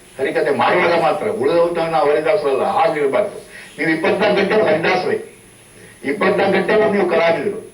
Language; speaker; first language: Kannada; non-native, local second language; Marathi